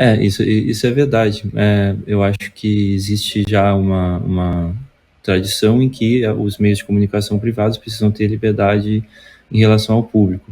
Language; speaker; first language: Portuguese; native; Portuguese